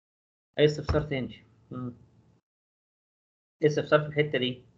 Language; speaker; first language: Arabic; native; Arabic